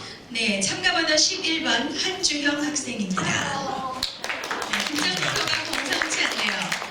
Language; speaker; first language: Korean; native; Korean